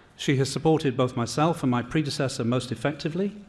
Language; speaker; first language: English; native; English